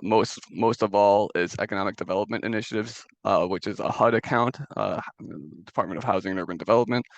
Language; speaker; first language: English; native; English